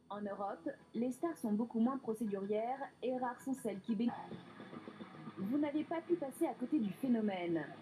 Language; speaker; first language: French; native; French